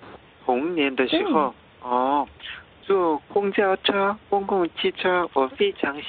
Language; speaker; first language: Chinese; non-native, learner; Korean